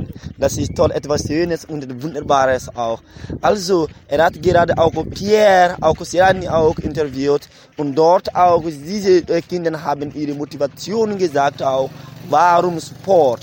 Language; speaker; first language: German; non-native, learner; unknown